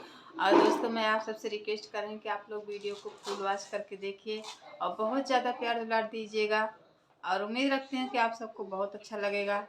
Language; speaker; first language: Hindi; native; Hindi